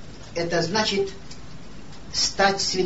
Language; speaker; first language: Polish; non-native, learner; Russian